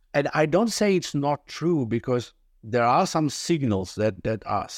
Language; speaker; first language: English; non-native, fluent; Italian